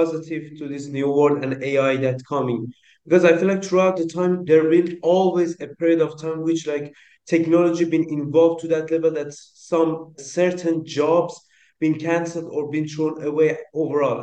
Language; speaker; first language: English; non-native, local second language; Persian